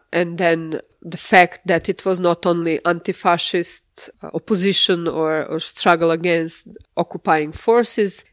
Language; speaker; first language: English; non-native, fluent; Serbian